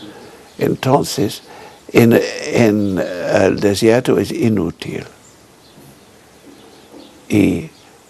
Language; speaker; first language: Spanish; non-native, fluent; English